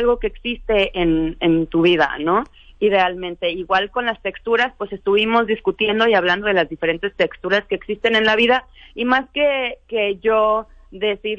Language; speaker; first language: Spanish; native; Spanish